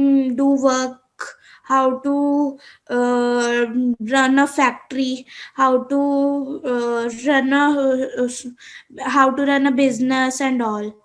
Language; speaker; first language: English; non-native, learner; Hindi